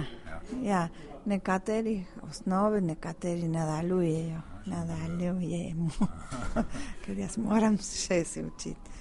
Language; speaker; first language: Slovenian; early bilingual, heritage; Spanish